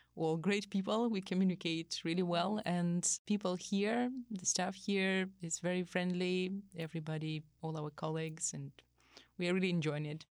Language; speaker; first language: English; non-native, fluent; Russian